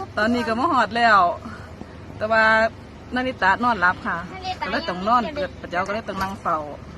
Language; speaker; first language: Thai; native; Thai